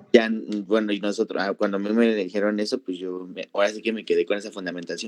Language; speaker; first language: Spanish; native; Spanish